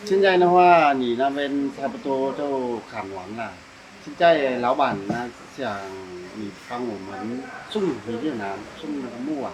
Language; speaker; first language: Chinese; non-native, fluent; Vietnamese